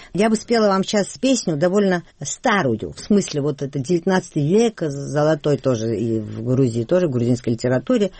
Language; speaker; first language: Russian; non-native, local second language; Georgian